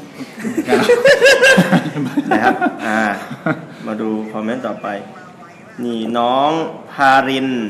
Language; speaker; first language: Thai; native; Thai